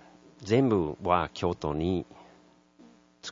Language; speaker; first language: Japanese; non-native, learner; English